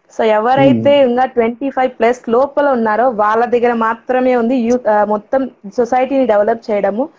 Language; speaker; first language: Telugu; non-native, local second language; Tamil